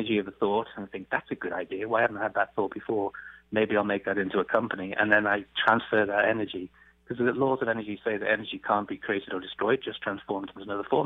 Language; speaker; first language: English; native; English